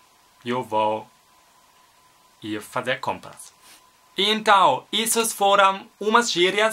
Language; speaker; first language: Portuguese; non-native, learner; German